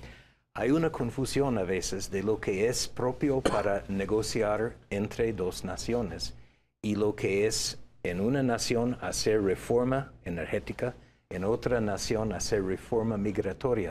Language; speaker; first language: Spanish; non-native, fluent; English